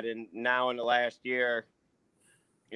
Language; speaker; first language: English; native; English